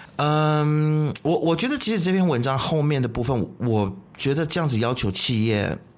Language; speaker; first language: Chinese; native; Chinese